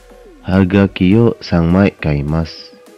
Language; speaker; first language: Japanese; non-native, fluent; Indonesian